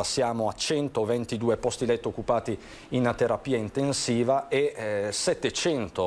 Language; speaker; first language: Italian; native; Italian